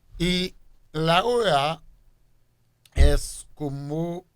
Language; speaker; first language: Spanish; non-native, fluent; Haitian Creole